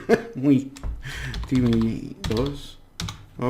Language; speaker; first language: Spanish; non-native, learner; English